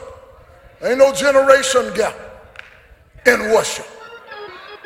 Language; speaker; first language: English; native; English